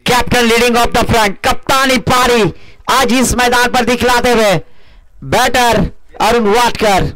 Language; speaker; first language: Hindi; non-native, local second language; Marathi